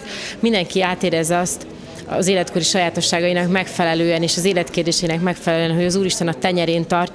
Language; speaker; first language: Hungarian; native; Hungarian